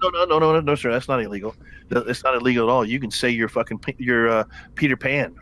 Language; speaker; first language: English; native; English